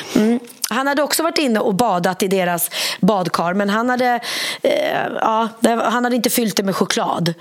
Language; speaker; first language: Swedish; native; Swedish